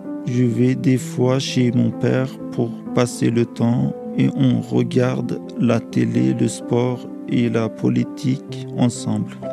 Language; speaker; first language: French; early bilingual, other home language; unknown